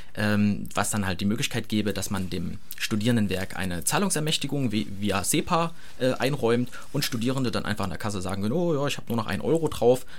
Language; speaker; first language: German; native; German